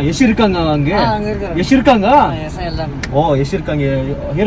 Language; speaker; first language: Tamil; non-native, learner; Kannada